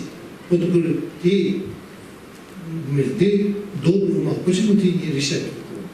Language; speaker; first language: Russian; non-native, learner; Tibetan